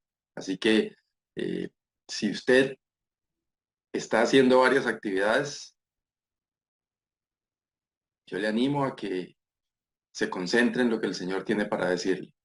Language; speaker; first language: Spanish; native; Spanish